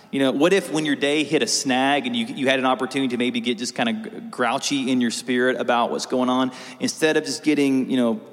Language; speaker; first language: English; native; English